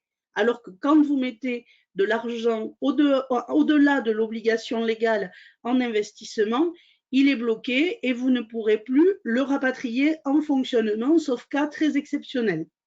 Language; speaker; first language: French; native; French